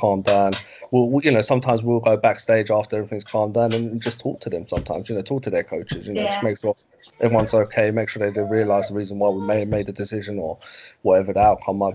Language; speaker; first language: English; native; English